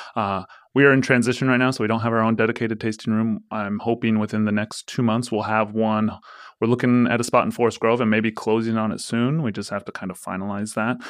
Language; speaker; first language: English; native; English